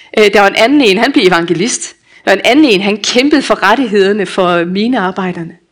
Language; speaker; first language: Danish; native; Danish